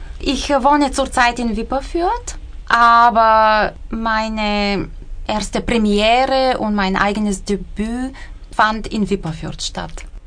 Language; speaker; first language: German; non-native, fluent; Bulgarian